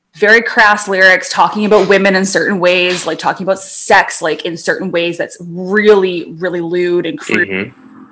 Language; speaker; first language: English; native; English